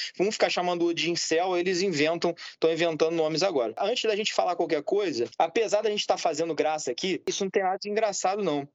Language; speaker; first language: Portuguese; native; Portuguese